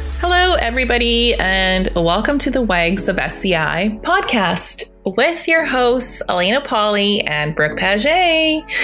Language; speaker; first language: English; native; English